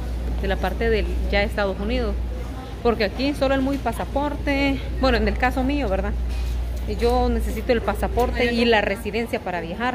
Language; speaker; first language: Spanish; native; Spanish